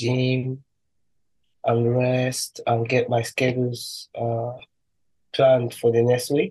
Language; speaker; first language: English; non-native, local second language; Igbo